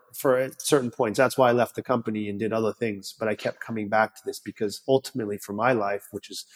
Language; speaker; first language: English; native; English